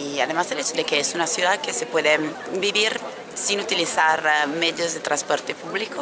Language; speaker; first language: Spanish; non-native, fluent; Italian